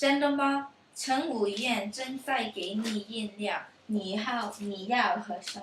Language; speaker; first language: Chinese; non-native, learner; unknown